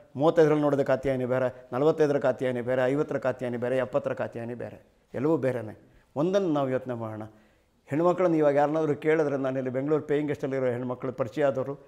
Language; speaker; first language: Kannada; native; Kannada